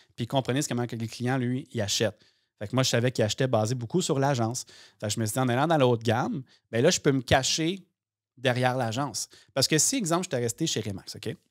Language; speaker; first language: French; native; French